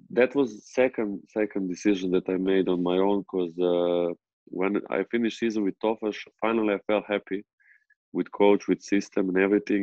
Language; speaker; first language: English; non-native, fluent; Serbian